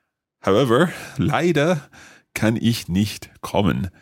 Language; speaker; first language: German; non-native, learner; English